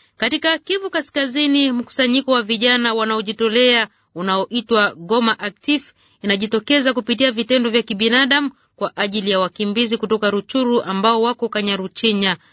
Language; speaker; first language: Swahili; native; Swahili